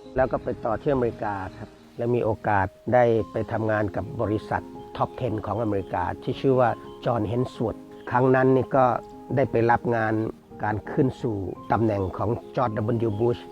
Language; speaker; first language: Thai; native; Thai